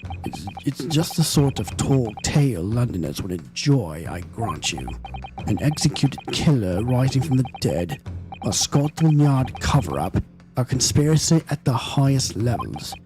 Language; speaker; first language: English; native; English